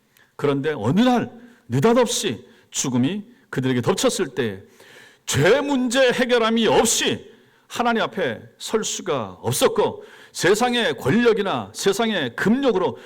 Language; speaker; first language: Korean; native; Korean